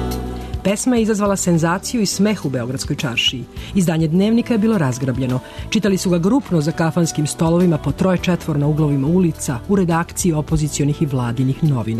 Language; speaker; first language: Serbian; native; Serbian